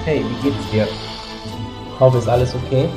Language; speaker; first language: German; native; German